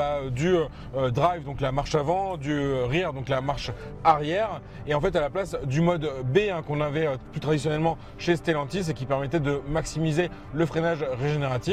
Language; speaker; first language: French; native; French